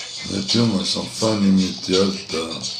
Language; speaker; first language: Swedish; non-native, fluent; Spanish